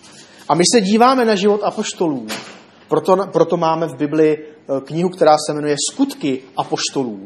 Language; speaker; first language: Czech; native; Czech